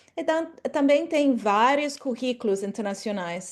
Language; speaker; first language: Portuguese; non-native, fluent; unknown